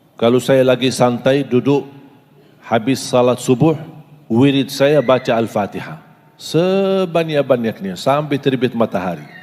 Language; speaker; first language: Malay; non-native, fluent; Arabic